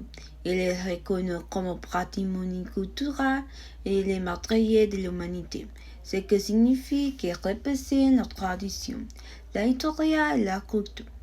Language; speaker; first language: French; non-native, learner; Spanish